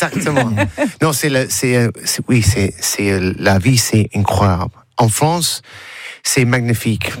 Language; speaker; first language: French; non-native, learner; English